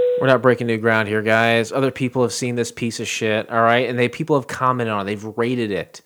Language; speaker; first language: English; native; English